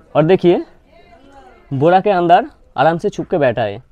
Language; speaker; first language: Hindi; non-native, local second language; Bangla